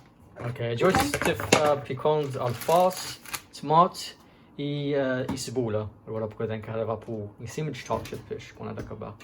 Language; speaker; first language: Portuguese; early bilingual, heritage; Portuguese